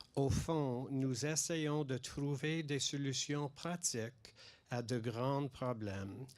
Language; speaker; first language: French; non-native, local second language; English